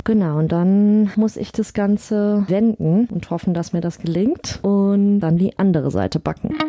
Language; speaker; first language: German; early bilingual, other home language; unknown